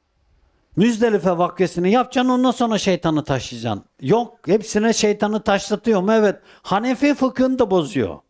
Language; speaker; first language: Turkish; native; Turkish